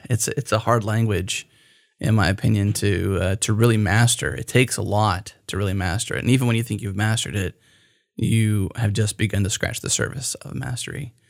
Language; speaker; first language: English; native; English